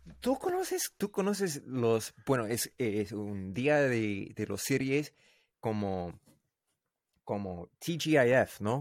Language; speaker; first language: Spanish; non-native, learner; English